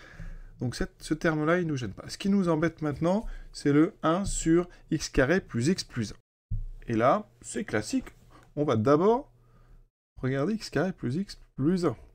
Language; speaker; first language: French; native; French